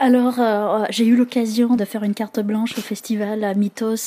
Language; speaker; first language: French; non-native, fluent; English